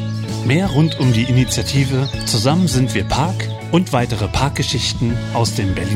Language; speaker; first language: German; native; German